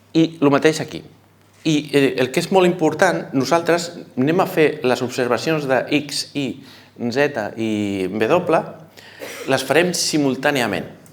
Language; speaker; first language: Catalan; non-native, local second language; Spanish